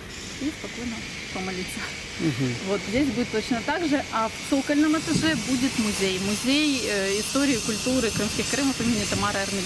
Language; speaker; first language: Russian; native; Russian